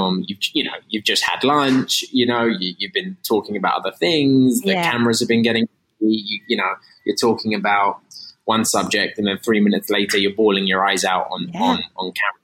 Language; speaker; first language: English; native; English